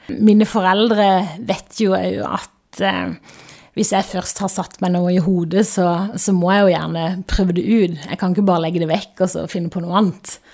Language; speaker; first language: Norwegian; native; Norwegian